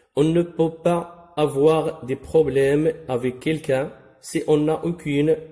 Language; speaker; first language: French; non-native, local second language; Arabic